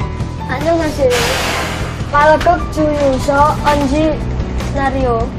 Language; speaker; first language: Korean; non-native, learner; Indonesian